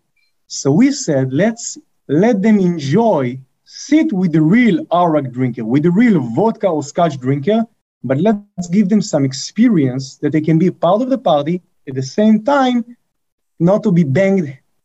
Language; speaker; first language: English; non-native, fluent; Hebrew